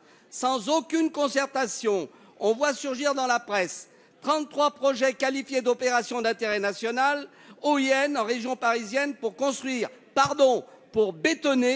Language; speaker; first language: French; native; French